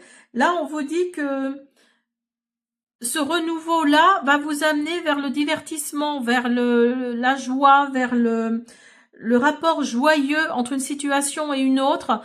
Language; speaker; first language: French; native; French